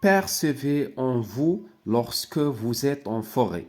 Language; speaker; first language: French; non-native, local second language; Arabic